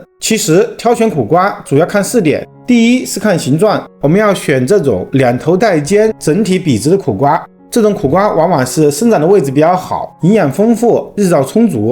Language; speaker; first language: Chinese; native; Chinese